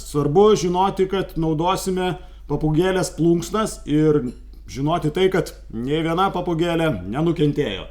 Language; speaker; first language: Lithuanian; native; Lithuanian